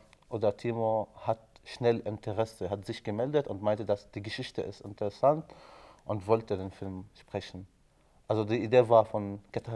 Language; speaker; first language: German; non-native, fluent; Arabic